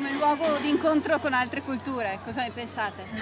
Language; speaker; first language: Italian; native; Italian